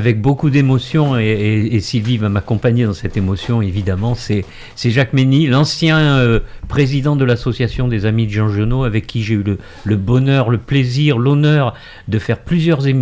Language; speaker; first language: French; native; French